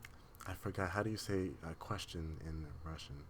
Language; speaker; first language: English; non-native, learner; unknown